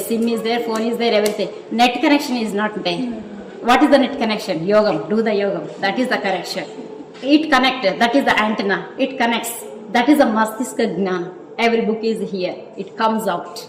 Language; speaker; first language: English; non-native, local second language; Telugu